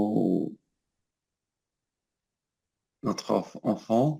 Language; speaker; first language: French; non-native, learner; English